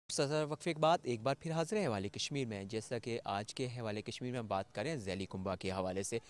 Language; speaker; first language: Urdu; non-native, local second language; Pahari-Potwari